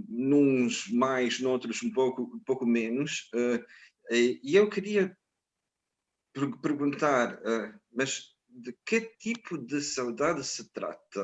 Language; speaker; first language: Portuguese; non-native, fluent; Croatian